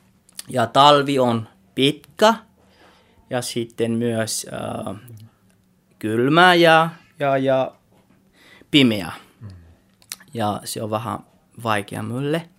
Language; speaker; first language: Finnish; non-native, learner; Tswana